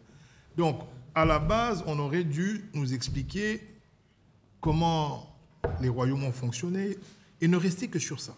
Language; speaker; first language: French; non-native, local second language; Lingala